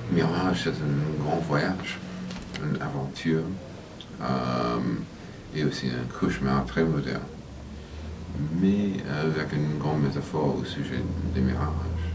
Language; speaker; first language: French; non-native, fluent; English